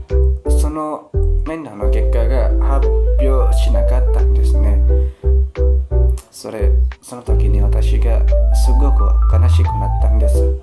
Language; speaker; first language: Japanese; non-native, learner; Indonesian